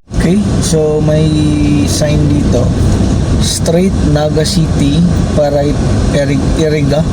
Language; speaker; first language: Filipino; non-native, local second language; Cebuano